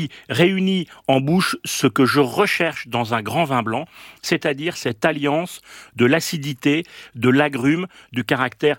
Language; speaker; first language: French; native; French